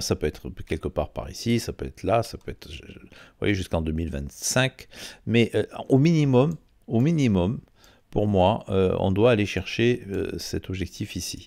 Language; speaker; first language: French; native; French